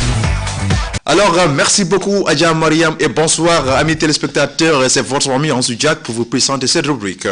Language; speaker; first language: French; non-native, fluent; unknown